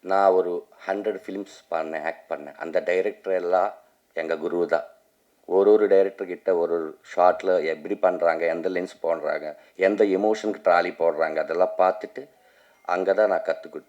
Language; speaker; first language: Tamil; non-native, learner; Telugu